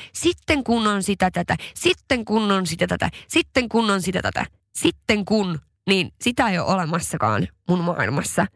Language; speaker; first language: Finnish; non-native, local second language; Swedish